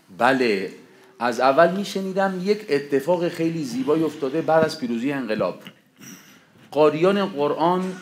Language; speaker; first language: Persian; non-native, fluent; Spanish